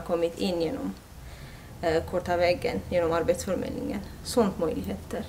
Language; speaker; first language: Swedish; non-native, fluent; Amharic